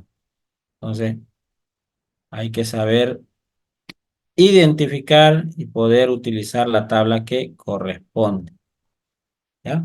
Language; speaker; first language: Spanish; native; Spanish